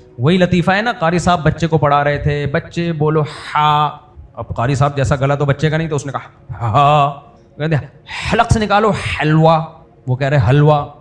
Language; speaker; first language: Urdu; native; Urdu